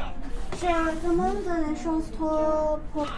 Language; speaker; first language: French; non-native, learner; Chinese